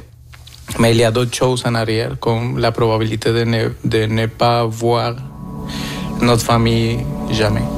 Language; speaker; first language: French; non-native, fluent; Spanish